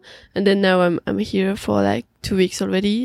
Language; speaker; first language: English; non-native, fluent; French